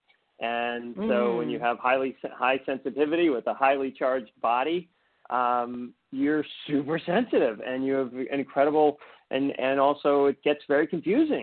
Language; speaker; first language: English; native; English